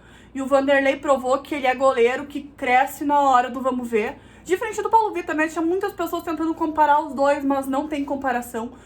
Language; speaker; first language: Portuguese; native; Portuguese